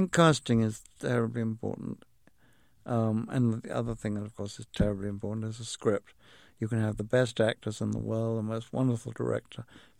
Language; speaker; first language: English; native; English